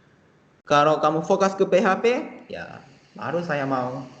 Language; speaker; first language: Indonesian; non-native, fluent; Japanese